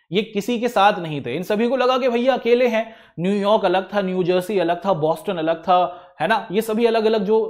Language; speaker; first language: Hindi; native; Hindi